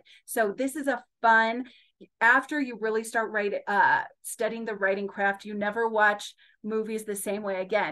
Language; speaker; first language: English; native; English